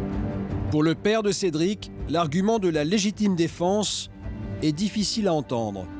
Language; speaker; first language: French; native; French